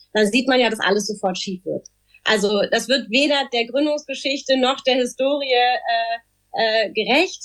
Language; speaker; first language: German; early bilingual, other home language; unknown